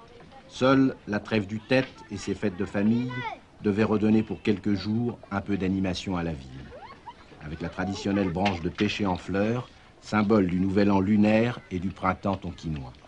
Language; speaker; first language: French; native; French